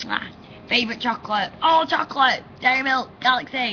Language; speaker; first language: English; native; English